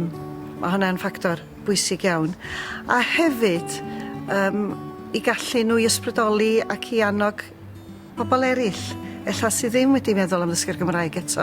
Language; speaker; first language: Welsh; native; Welsh